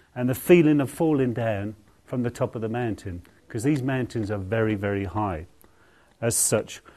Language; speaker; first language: English; native; English